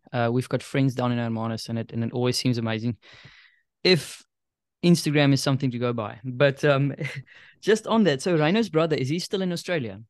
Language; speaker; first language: English; non-native, local second language; Afrikaans